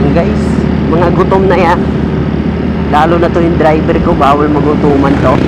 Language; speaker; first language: Filipino; non-native, local second language; Hiligaynon